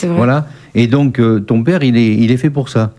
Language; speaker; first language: French; native; French